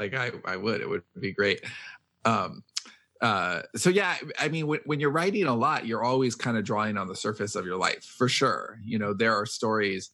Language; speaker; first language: English; native; English